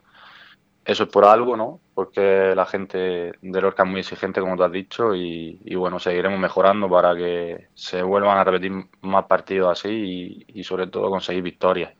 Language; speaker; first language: Spanish; native; Spanish